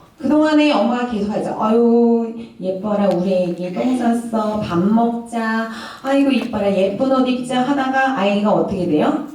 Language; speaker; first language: Korean; native; Korean